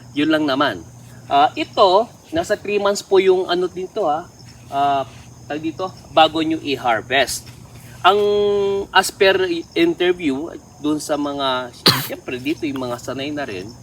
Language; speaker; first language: Filipino; non-native, local second language; Iloko